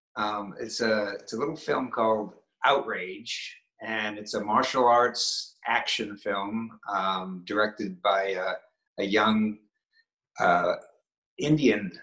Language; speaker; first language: English; native; English